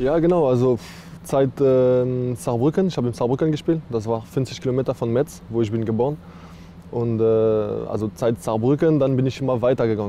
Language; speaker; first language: German; non-native, learner; French